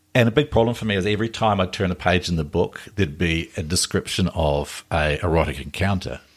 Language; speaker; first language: English; native; English